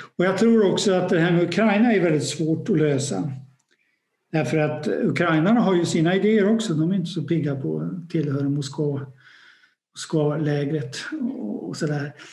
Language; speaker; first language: Swedish; native; Swedish